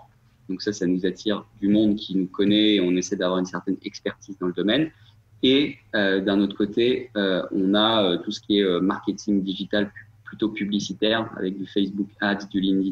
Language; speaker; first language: French; native; French